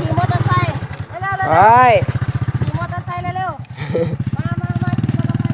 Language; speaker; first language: Thai; non-native, local second language; Lao